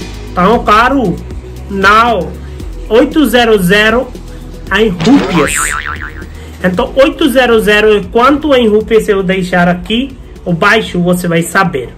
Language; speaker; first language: Portuguese; non-native, fluent; Hindi